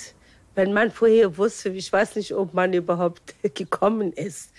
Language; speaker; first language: German; non-native, fluent; Arabic